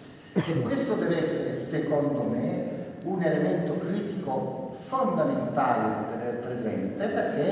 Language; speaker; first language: Italian; native; Italian